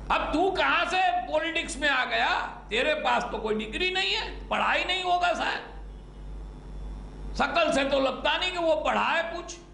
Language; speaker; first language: Hindi; non-native, local second language; Gujarati